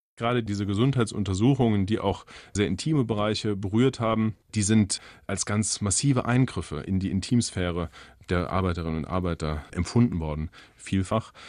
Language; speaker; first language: German; native; German